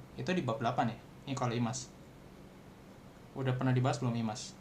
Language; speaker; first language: Indonesian; native; Indonesian